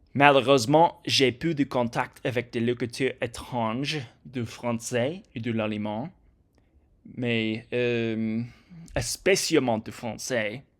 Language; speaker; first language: French; non-native, learner; English